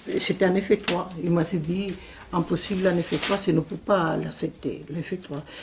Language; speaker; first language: French; non-native, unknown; Spanish